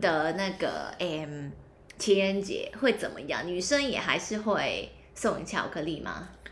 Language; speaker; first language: Chinese; non-native, local second language; Cantonese